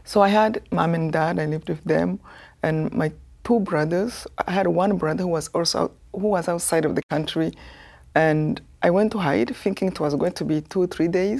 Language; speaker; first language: English; non-native, local second language; Kinyarwanda